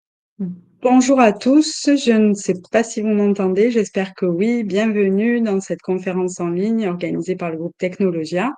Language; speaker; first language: French; native; French